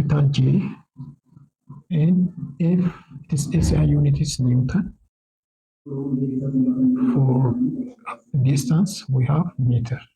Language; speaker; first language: English; non-native, local second language; Oromo